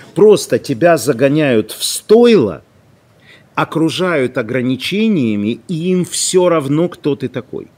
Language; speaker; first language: Russian; non-native, local second language; Ukrainian